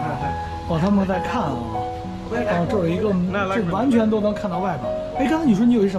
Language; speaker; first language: Chinese; native; Chinese